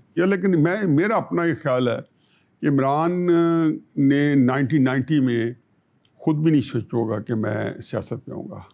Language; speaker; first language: Urdu; non-native, local second language; Punjabi